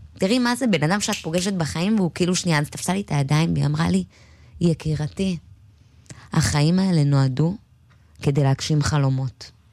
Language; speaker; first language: Hebrew; native; Hebrew